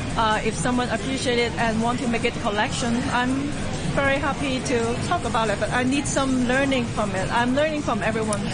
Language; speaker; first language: English; non-native, local second language; Cantonese